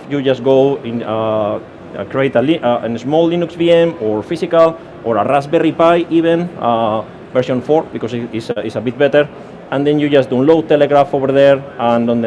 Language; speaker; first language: English; non-native, fluent; Spanish